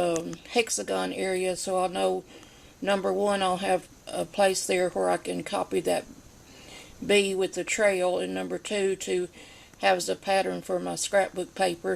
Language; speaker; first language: English; native; English